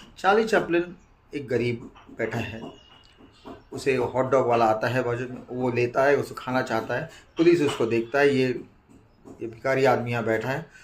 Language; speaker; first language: Hindi; non-native, local second language; Marathi